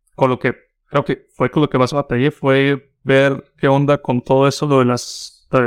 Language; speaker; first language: Spanish; native; Spanish